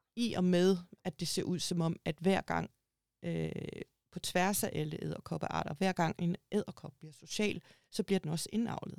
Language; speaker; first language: Danish; native; Danish